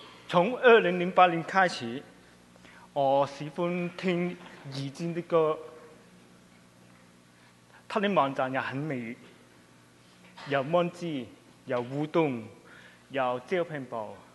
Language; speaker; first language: Chinese; non-native, local second language; Cantonese